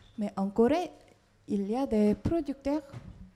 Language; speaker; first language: French; non-native, fluent; Korean